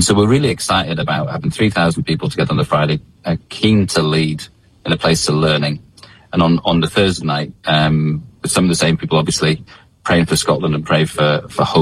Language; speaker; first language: English; native; English